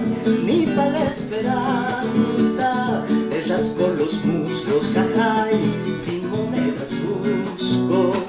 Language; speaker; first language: Spanish; native; Spanish